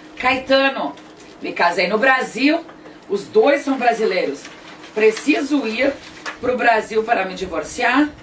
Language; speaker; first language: Portuguese; native; Portuguese